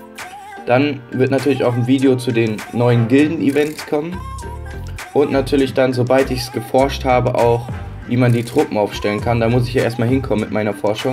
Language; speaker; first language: German; native; German